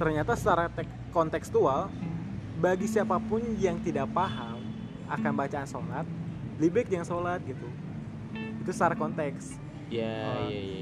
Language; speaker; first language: Indonesian; native; Indonesian